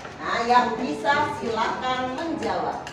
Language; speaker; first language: Indonesian; native; Indonesian